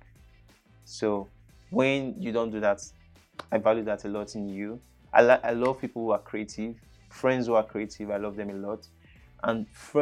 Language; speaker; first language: English; native; English